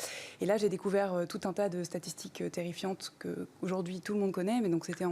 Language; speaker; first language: French; native; French